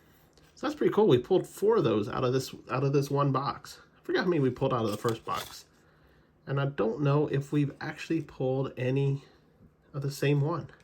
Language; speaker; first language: English; native; English